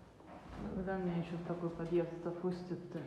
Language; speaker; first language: Russian; native; Russian